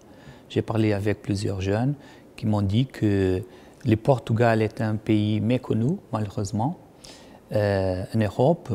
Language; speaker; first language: French; non-native, fluent; Portuguese